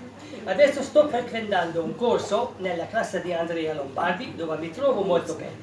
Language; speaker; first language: Italian; non-native, fluent; Hungarian